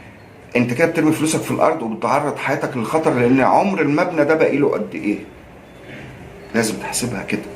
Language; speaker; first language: Arabic; native; Arabic